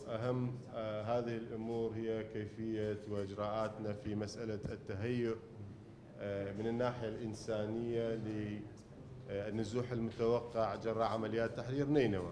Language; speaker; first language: Arabic; native; Arabic